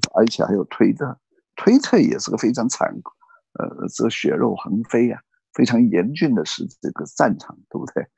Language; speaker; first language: Chinese; native; Chinese